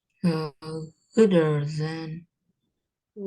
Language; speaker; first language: English; non-native, learner; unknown